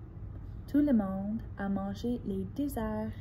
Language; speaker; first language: French; non-native, fluent; English